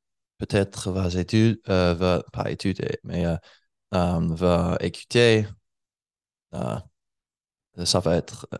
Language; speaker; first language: French; non-native, learner; English